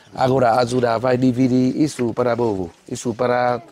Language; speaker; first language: Portuguese; non-native, learner; Vietnamese